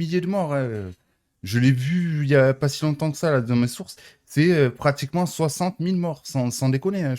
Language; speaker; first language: French; native; French